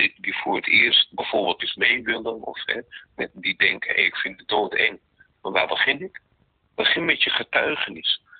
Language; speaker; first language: Dutch; native; Dutch